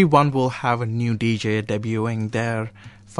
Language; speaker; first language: English; non-native, local second language; Konkani